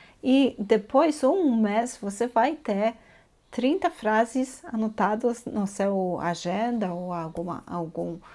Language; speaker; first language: Portuguese; non-native, fluent; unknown